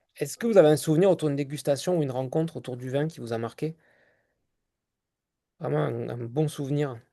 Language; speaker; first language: French; native; French